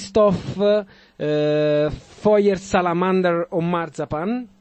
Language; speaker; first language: Italian; native; Italian